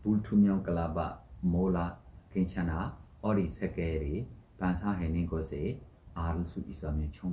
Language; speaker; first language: Korean; non-native, learner; Burmese